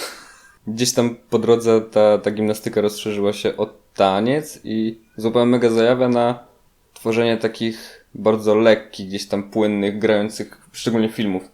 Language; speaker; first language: Polish; native; Polish